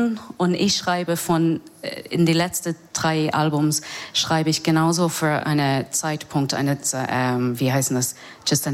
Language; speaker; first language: German; non-native, learner; English